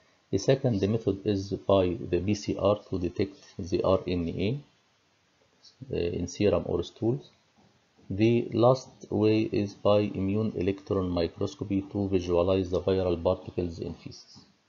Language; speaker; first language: English; non-native, fluent; Arabic